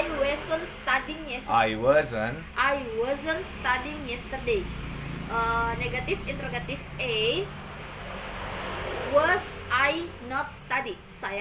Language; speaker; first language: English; non-native, learner; Indonesian